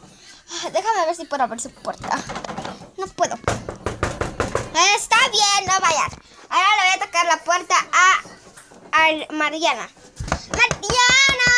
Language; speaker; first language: Spanish; early bilingual, heritage; Spanish